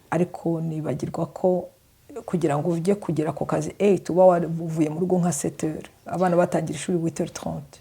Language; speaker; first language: Kinyarwanda; native; Kinyarwanda